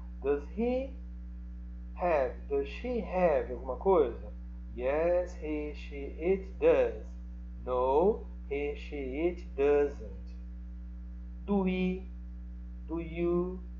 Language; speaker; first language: English; non-native, fluent; Portuguese